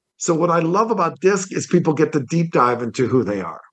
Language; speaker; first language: English; native; English